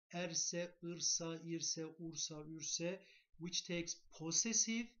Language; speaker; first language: English; non-native, fluent; Turkish